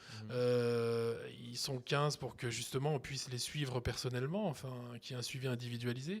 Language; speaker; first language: French; native; French